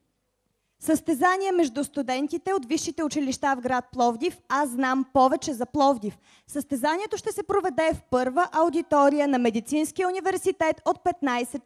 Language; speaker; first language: Bulgarian; native; Bulgarian